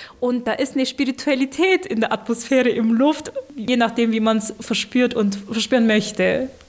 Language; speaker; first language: German; early bilingual, other home language; Turkish